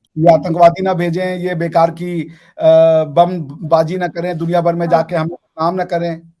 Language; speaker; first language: Hindi; native; Hindi